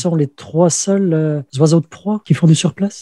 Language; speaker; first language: French; native; French